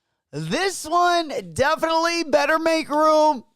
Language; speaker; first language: English; native; English